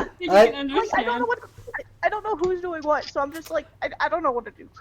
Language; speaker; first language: English; native; English